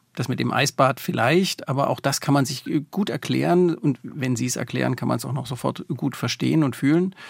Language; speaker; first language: German; native; German